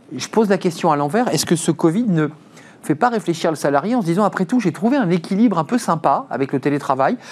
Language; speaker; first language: French; native; French